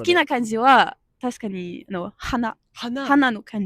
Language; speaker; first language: Japanese; non-native, learner; French